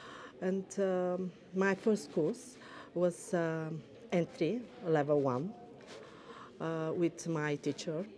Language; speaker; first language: English; non-native, learner; Bulgarian